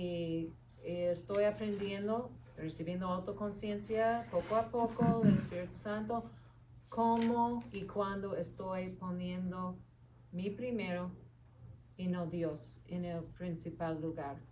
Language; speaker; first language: Spanish; non-native, fluent; English